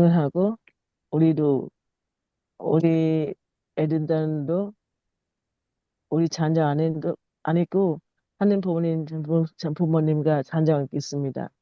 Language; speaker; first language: Korean; non-native, learner; Thai